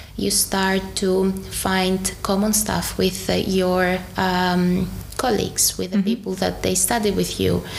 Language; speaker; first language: English; non-native, fluent; Greek